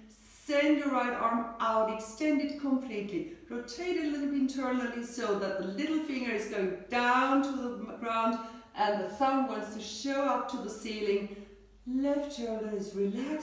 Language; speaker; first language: English; non-native, fluent; German